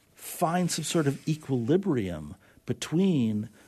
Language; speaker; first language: English; native; English